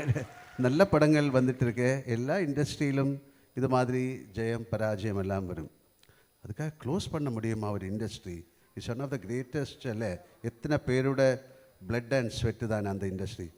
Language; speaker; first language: Tamil; non-native, local second language; Malayalam